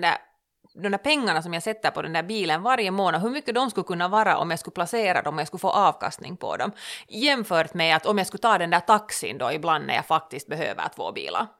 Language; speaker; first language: Swedish; native; Swedish